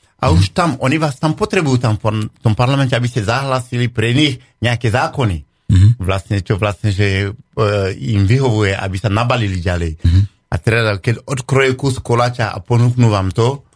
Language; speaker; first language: Slovak; non-native, fluent; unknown